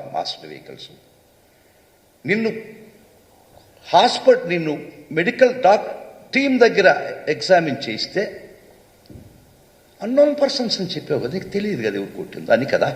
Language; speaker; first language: Telugu; native; Telugu